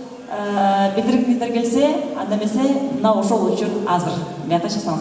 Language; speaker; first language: Kyrgyz; native; Kyrgyz